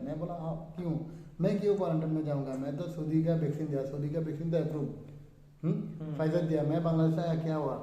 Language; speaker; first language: Hindi; non-native, learner; Bangla